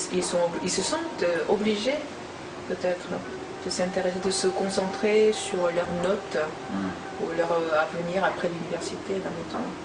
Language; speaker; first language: French; non-native, fluent; Korean